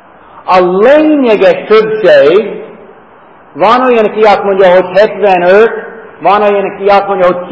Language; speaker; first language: Hungarian; non-native, fluent; English